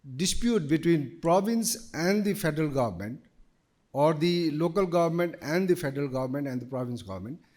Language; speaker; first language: English; non-native, local second language; Nepali